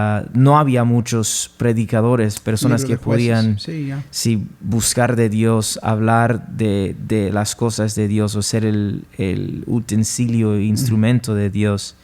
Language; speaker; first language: Spanish; non-native, fluent; English